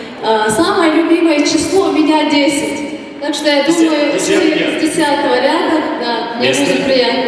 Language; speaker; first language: Russian; non-native, local second language; Chechen